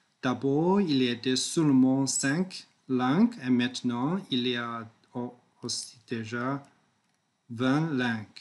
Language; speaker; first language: French; non-native, learner; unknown